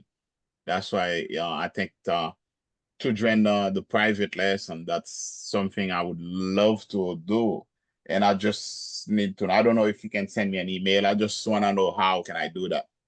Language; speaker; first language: English; non-native, local second language; Haitian Creole